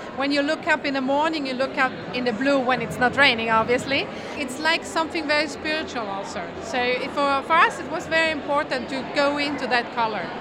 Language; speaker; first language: English; non-native, fluent; Italian